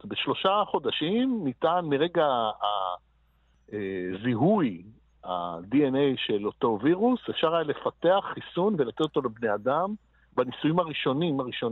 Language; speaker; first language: Hebrew; native; Hebrew